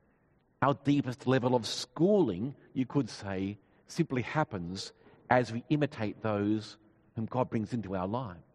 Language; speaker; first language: English; native; English